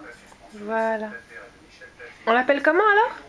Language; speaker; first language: French; native; French